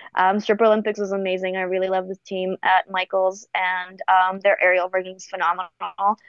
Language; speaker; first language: English; native; English